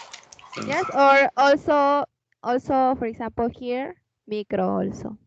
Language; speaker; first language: English; non-native, fluent; Spanish